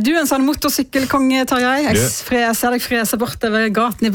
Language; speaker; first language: Norwegian; native; Norwegian